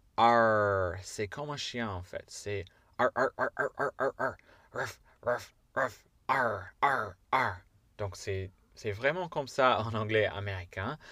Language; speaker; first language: French; non-native, fluent; English